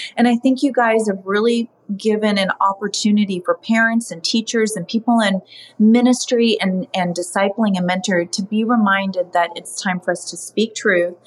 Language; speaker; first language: English; native; English